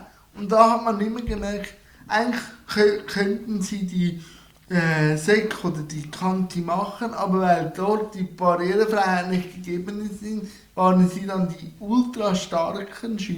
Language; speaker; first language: German; native; German